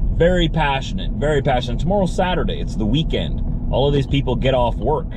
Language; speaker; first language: English; native; English